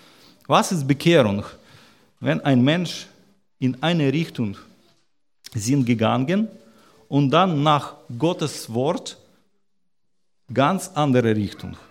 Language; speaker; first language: German; non-native, learner; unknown